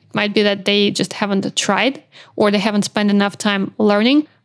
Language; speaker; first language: English; non-native, fluent; Belarusian